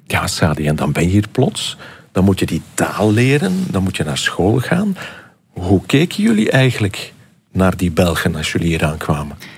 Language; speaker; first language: Dutch; native; Dutch